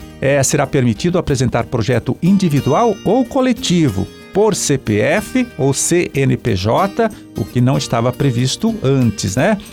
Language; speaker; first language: Portuguese; native; Portuguese